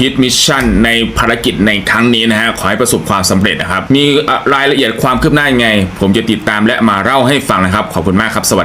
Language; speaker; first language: Thai; native; Thai